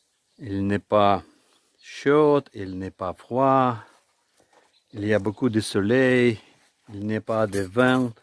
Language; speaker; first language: French; non-native, learner; Ukrainian